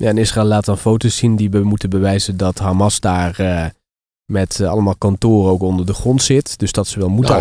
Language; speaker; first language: Dutch; native; Dutch